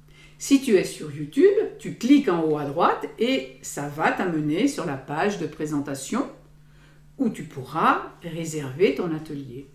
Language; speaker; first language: French; native; French